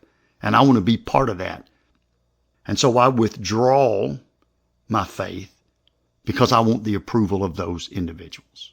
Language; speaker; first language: English; native; English